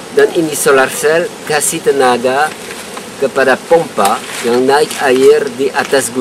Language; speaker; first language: Indonesian; non-native, learner; French